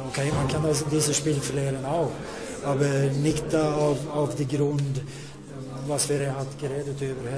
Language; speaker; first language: German; non-native, learner; Swedish